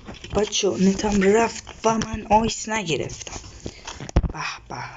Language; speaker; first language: Persian; native; Persian